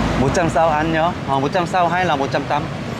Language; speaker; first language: Vietnamese; non-native, learner; Korean